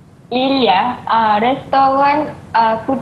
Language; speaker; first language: French; non-native, learner; Malay